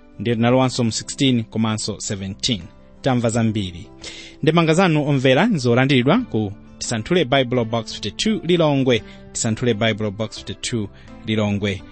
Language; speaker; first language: Nyanja; native; Nyanja